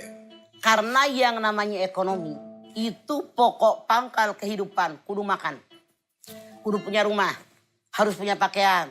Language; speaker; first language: Indonesian; native; Indonesian